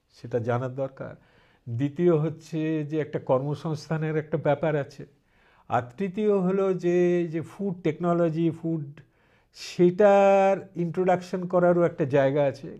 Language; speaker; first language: Bangla; early bilingual, heritage; Bangla